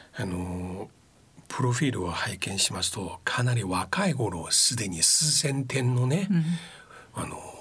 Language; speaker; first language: Japanese; non-native, fluent; Chinese